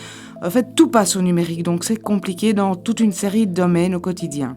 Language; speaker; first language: French; native; French